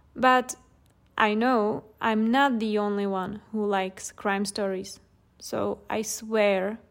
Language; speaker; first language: English; non-native, fluent; Czech